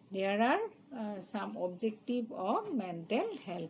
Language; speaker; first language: English; non-native, local second language; Assamese